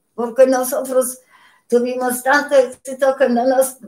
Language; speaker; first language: Spanish; non-native, learner; Polish